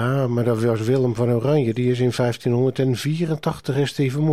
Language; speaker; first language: Dutch; native; Dutch